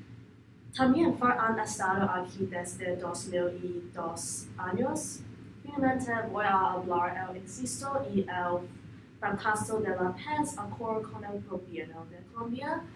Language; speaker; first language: Spanish; non-native, learner; English